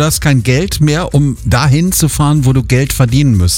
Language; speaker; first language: German; native; German